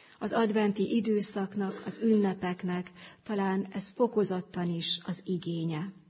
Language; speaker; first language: Hungarian; native; Hungarian